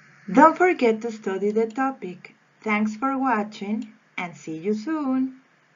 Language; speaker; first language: English; non-native, fluent; Spanish